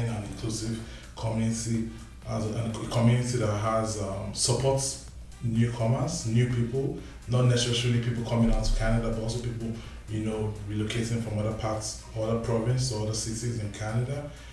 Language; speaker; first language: English; non-native, local second language; Yoruba